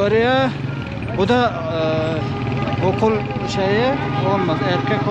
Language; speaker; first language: Turkish; non-native, learner; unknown